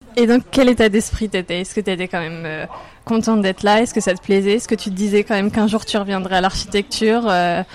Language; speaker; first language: French; native; French